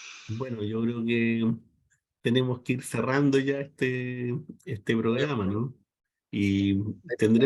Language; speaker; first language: Spanish; native; Spanish